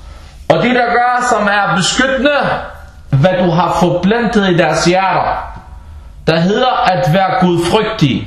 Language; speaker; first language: Danish; early bilingual, other home language; Arabic